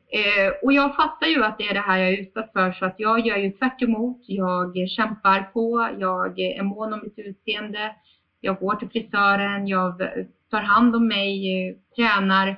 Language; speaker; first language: Swedish; early bilingual, other home language; Bosnian